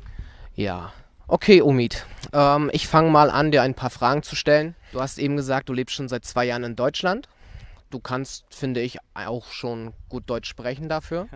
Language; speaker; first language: German; native; German